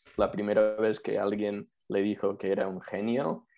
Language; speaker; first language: Spanish; non-native, fluent; English